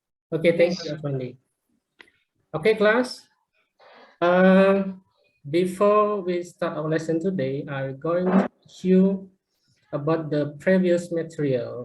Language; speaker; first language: English; non-native, fluent; Indonesian